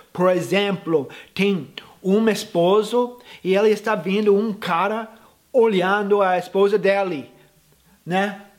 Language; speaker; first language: Portuguese; non-native, fluent; English